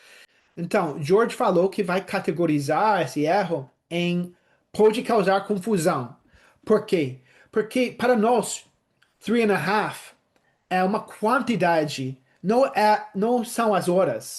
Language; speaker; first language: Portuguese; non-native, fluent; English